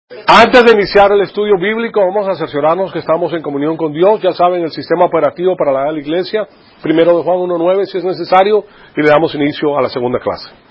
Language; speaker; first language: Spanish; native; Spanish